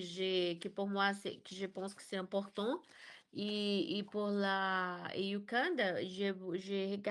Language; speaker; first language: French; non-native, learner; Portuguese